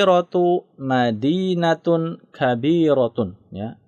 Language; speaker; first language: Arabic; non-native, fluent; Indonesian